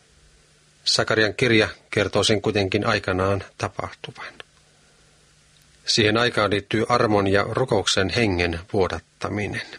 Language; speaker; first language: Finnish; native; Finnish